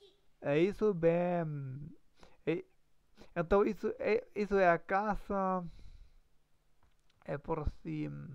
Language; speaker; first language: Portuguese; non-native, learner; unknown